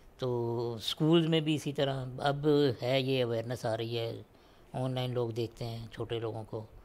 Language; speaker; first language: Urdu; non-native, local second language; Punjabi